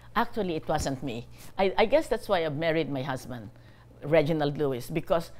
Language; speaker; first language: English; non-native, local second language; Bikol